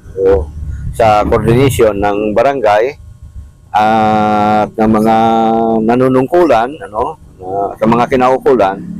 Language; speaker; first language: Filipino; native; Filipino